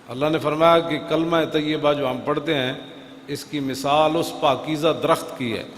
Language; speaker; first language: Urdu; non-native, local second language; Punjabi